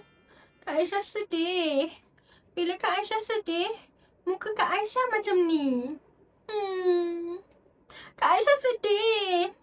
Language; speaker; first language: Malay; native; Malay